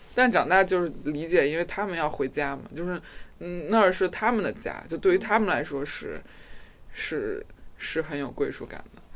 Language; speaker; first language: Chinese; native; Chinese